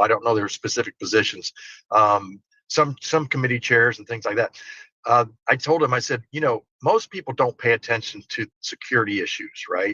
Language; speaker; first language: English; native; English